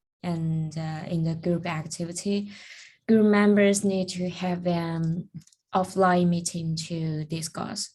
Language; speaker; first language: English; non-native, learner; Chinese